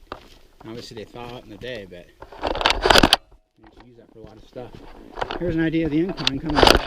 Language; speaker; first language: English; native; English